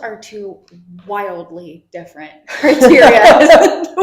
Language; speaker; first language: English; native; English